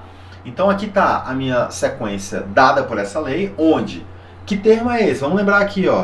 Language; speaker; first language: Portuguese; native; Portuguese